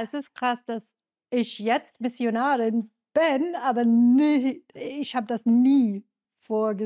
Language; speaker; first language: German; non-native, learner; English